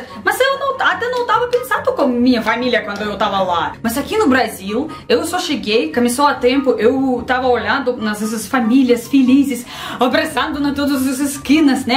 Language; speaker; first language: Portuguese; non-native, learner; Russian